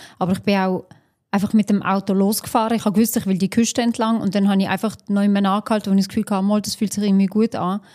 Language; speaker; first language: German; early bilingual, other home language; Albanian